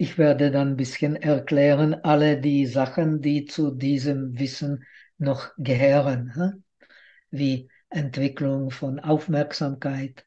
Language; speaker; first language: German; non-native, fluent; Czech